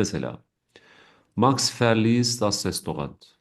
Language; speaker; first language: German; non-native, fluent; Turkish